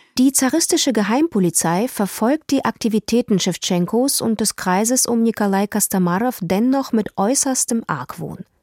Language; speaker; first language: German; native; German